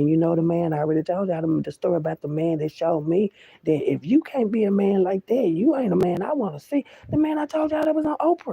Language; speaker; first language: English; native; English